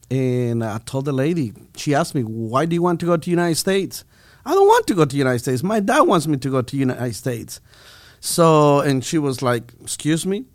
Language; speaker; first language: English; non-native, fluent; Spanish